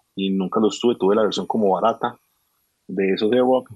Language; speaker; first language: Spanish; native; Spanish